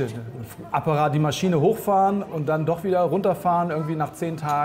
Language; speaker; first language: German; native; German